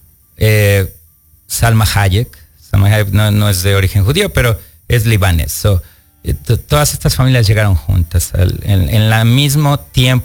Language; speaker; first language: Spanish; native; Spanish